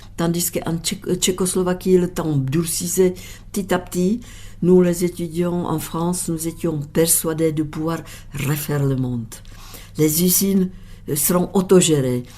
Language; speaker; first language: French; non-native, fluent; Czech